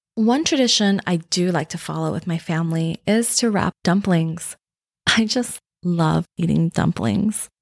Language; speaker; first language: English; early bilingual, other home language; Chinese